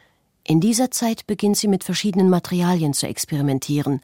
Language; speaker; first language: German; native; German